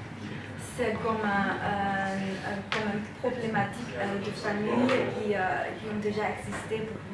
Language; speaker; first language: French; non-native, fluent; Chinese